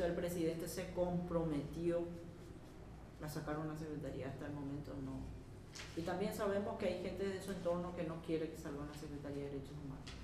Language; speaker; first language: Spanish; native; Spanish